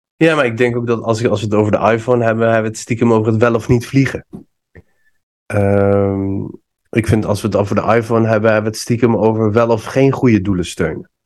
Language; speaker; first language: Dutch; non-native, fluent; Persian